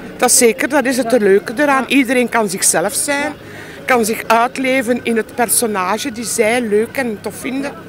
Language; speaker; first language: Dutch; native; Dutch